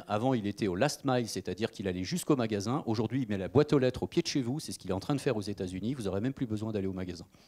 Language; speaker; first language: French; native; French